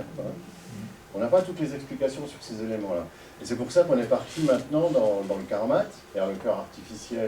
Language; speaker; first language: French; native; French